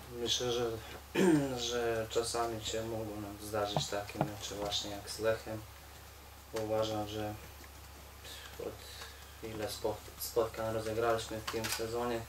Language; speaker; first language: Polish; non-native, fluent; Serbian